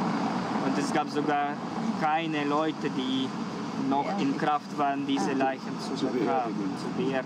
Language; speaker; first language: German; non-native, fluent; Ukrainian